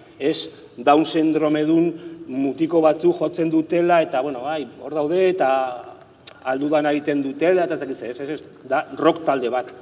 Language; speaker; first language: Basque; non-native, local second language; Spanish